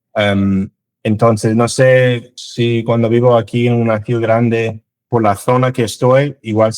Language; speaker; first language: Spanish; non-native, fluent; English